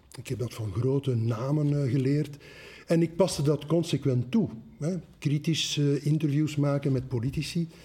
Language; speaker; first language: Dutch; native; Dutch